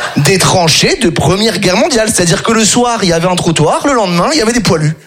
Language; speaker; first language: French; native; French